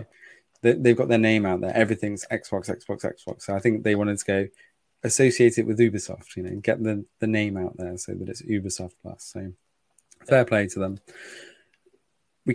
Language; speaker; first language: English; native; English